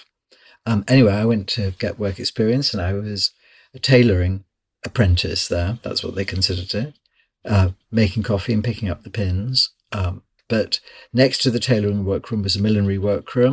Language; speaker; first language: English; native; English